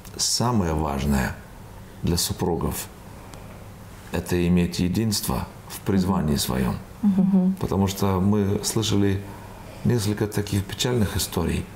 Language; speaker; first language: Russian; native; Russian